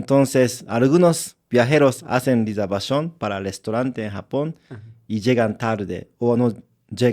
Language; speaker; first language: Spanish; non-native, learner; Japanese